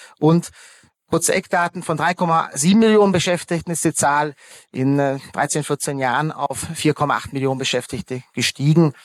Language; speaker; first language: German; early bilingual, other home language; Hungarian